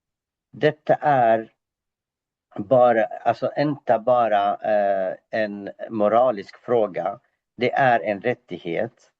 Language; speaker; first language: Swedish; non-native, fluent; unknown